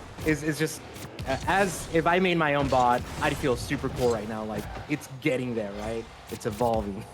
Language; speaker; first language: English; native; English